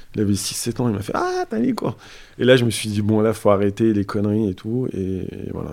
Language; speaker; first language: French; native; French